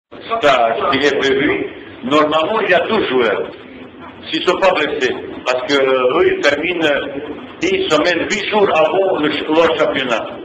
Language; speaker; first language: French; non-native, fluent; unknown